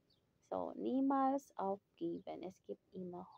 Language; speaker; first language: German; non-native, fluent; Filipino